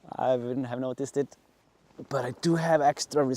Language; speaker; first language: English; non-native, fluent; Icelandic